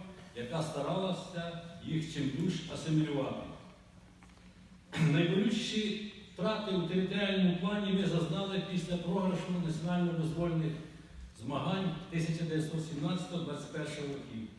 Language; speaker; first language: Ukrainian; native; Ukrainian